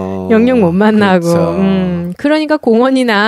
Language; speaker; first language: Korean; native; Korean